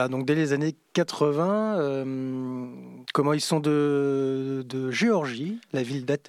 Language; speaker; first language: French; native; French